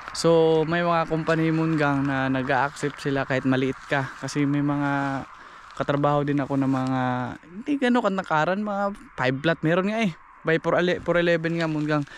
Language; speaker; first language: Filipino; non-native, local second language; Cebuano